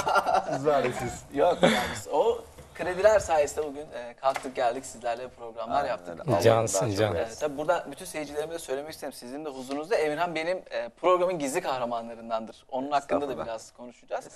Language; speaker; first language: Turkish; native; Turkish